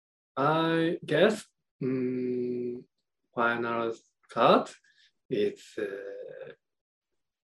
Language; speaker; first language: English; non-native, learner; Japanese